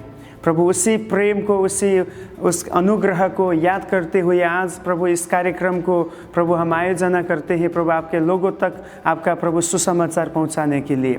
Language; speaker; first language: Hindi; non-native, local second language; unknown